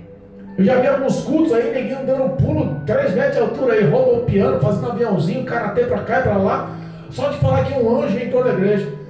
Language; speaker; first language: Portuguese; native; Portuguese